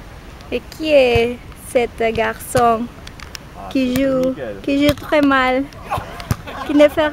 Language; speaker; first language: French; non-native, learner; Spanish